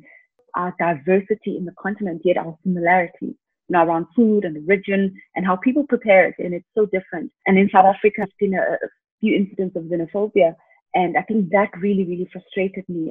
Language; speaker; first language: English; non-native, local second language; Xhosa